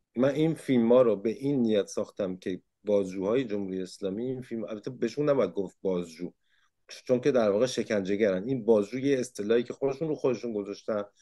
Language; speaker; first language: Persian; early bilingual, heritage; Persian